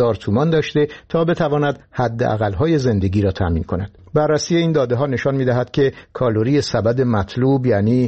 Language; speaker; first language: Persian; native; Persian